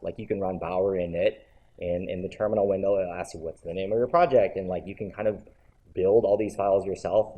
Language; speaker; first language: English; native; English